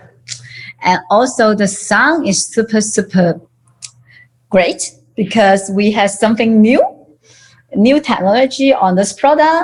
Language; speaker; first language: English; non-native, fluent; Chinese